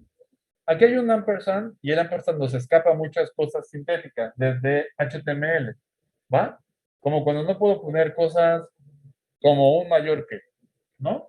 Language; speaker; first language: Spanish; native; Spanish